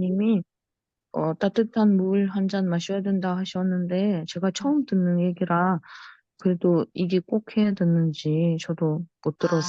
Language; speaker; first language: Korean; non-native, local second language; Russian